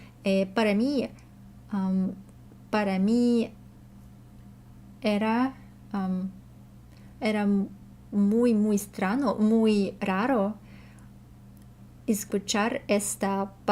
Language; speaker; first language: Spanish; non-native, learner; Russian